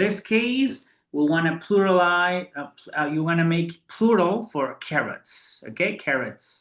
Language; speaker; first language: English; non-native, fluent; Spanish